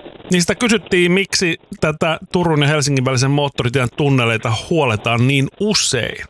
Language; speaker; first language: Finnish; native; Finnish